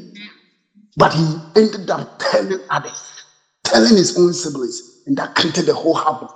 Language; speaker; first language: English; non-native, local second language; Akan